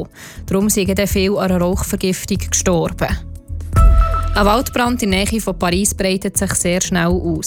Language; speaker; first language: German; native; German